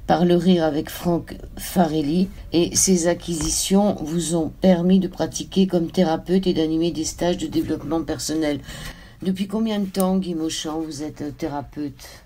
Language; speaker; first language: French; native; French